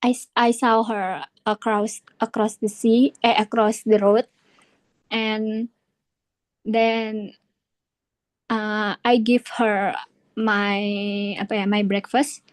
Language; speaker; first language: English; non-native, learner; Indonesian